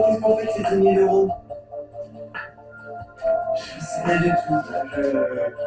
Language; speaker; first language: French; native; French